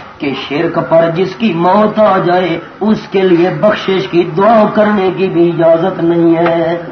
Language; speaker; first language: Urdu; non-native, local second language; Pashto